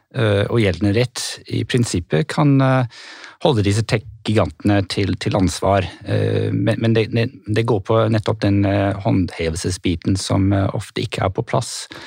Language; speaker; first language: Norwegian; non-native, fluent; English